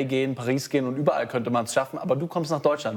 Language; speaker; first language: German; native; German